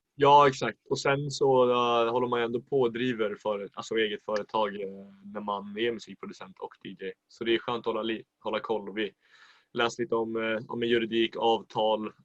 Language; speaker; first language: Swedish; native; Swedish